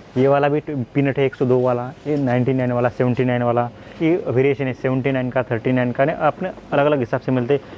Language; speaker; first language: Hindi; non-native, local second language; Marathi